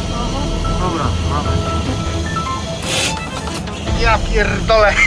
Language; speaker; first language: Polish; native; Polish